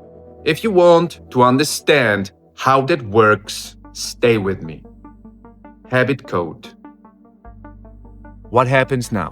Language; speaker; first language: English; non-native, fluent; Polish